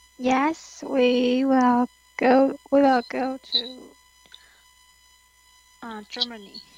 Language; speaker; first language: English; non-native, learner; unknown